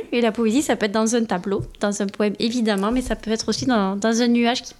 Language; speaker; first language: French; native; French